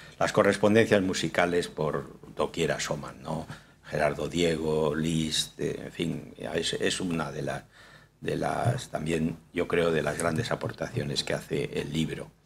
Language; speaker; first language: Spanish; native; Spanish